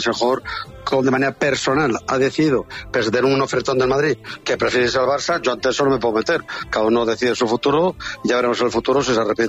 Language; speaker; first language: Spanish; native; Spanish